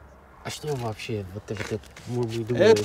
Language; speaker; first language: Russian; non-native, learner; Dutch